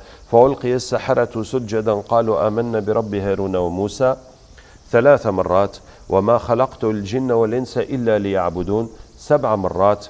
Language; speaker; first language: Arabic; native; Arabic